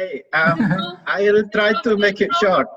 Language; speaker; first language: English; non-native, fluent; Indonesian